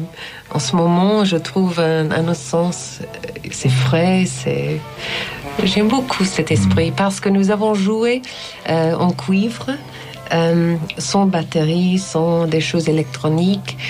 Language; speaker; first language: French; non-native, learner; English